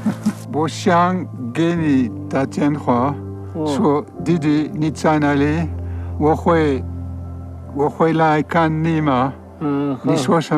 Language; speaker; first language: Chinese; non-native, learner; French